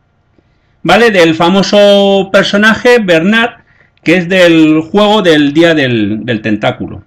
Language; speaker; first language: Spanish; native; Spanish